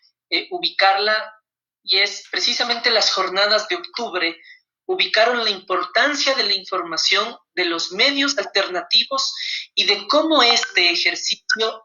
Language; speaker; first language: Spanish; native; Spanish